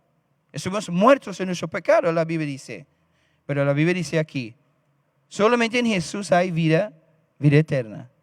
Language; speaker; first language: Spanish; non-native, fluent; English